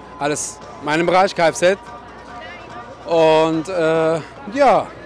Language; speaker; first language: German; non-native, learner; Persian